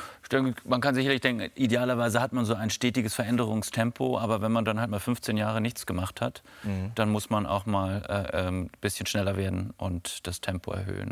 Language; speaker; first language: German; native; German